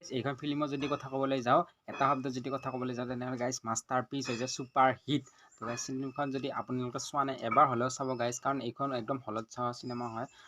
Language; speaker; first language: Assamese; native; Assamese